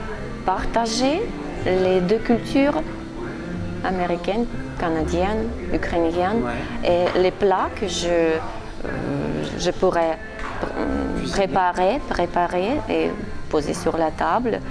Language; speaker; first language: French; non-native, fluent; Russian